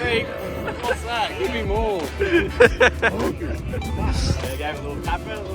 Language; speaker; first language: English; native; English